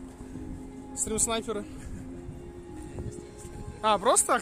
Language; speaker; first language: Russian; native; Russian